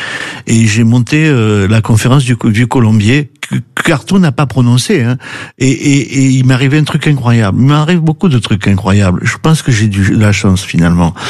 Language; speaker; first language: French; native; French